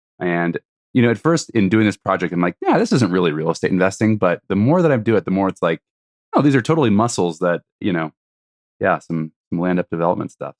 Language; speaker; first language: English; native; English